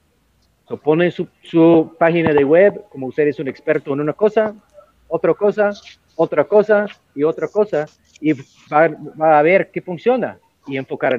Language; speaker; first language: Spanish; non-native, learner; English